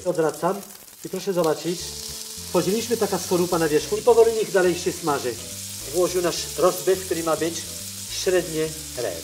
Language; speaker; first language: Polish; non-native, fluent; French